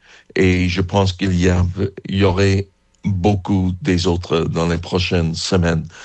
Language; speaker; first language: French; non-native, fluent; English